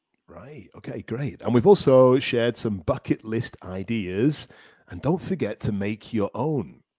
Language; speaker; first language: English; native; English